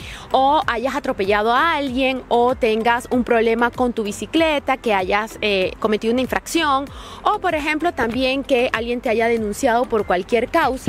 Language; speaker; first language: Spanish; native; Spanish